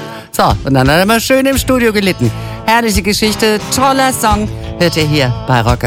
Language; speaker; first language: German; native; German